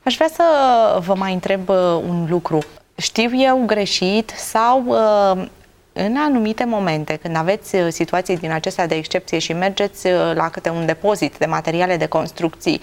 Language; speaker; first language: Romanian; native; Romanian